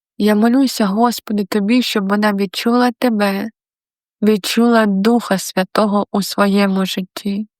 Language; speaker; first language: Ukrainian; non-native, local second language; Russian